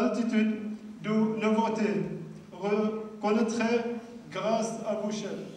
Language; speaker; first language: French; non-native, learner; Arabic